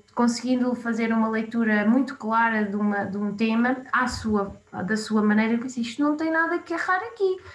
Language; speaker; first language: Portuguese; native; Portuguese